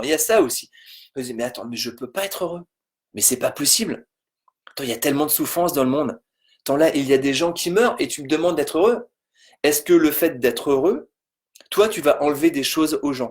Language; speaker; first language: French; native; French